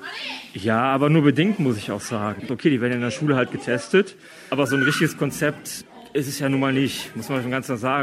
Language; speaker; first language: German; native; German